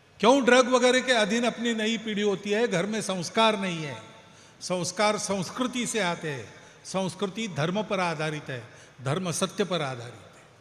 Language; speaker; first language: Hindi; non-native, local second language; Marathi